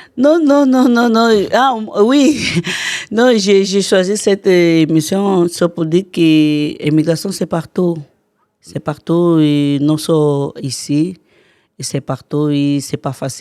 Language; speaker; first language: French; non-native, learner; Portuguese